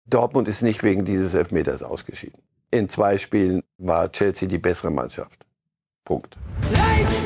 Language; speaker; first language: German; native; German